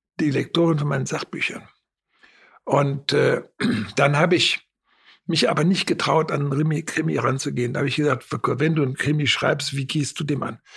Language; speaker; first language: German; native; German